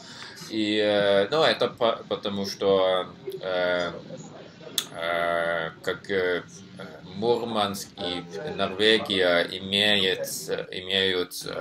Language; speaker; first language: Russian; non-native, learner; Norwegian